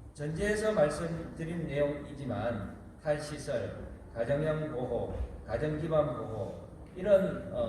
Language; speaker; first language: Korean; native; Korean